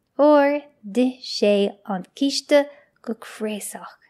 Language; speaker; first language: Irish; non-native, local second language; English